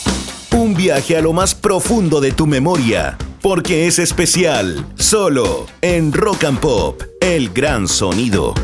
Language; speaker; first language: Spanish; native; Spanish